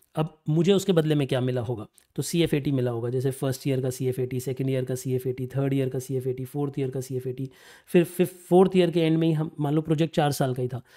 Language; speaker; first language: Hindi; native; Hindi